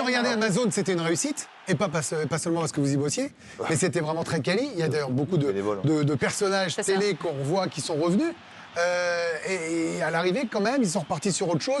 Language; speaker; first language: French; native; French